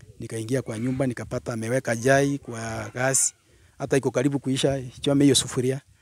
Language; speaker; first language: Swahili; non-native, local second language; Gusii